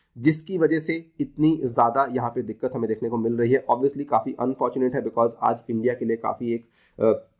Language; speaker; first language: Hindi; native; Hindi